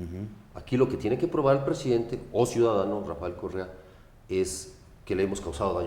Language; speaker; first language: Spanish; native; Spanish